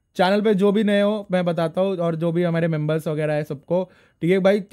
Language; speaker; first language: Hindi; non-native, local second language; Marathi